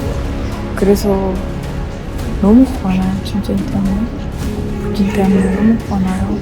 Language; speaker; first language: Korean; non-native, learner; Ukrainian